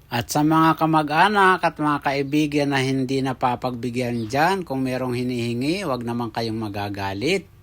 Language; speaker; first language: Filipino; native; Filipino